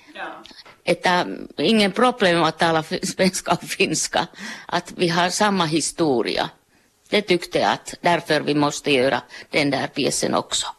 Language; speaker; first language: Swedish; non-native, local second language; Finnish